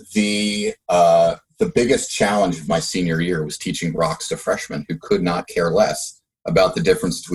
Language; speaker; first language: English; native; English